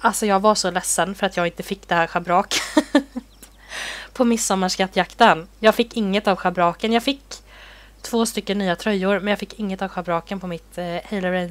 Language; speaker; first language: Swedish; native; Swedish